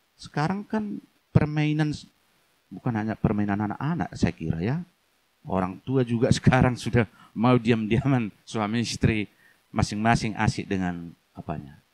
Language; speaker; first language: Indonesian; non-native, local second language; Batak Toba